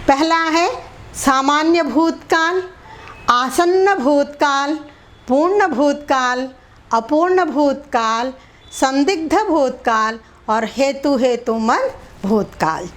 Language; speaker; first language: Hindi; non-native, local second language; Telugu